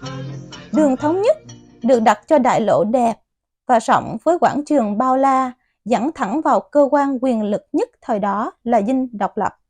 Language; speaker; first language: Vietnamese; native; Vietnamese